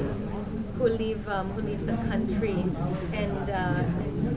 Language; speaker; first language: English; non-native, local second language; Filipino